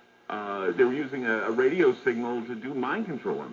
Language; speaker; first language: English; native; English